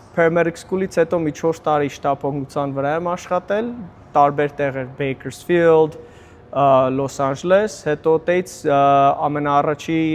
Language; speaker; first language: Armenian; early bilingual, heritage; Armenian